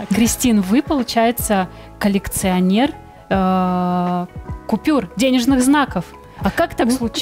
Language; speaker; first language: Russian; native; Russian